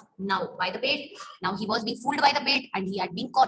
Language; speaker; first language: English; non-native, local second language; Hindi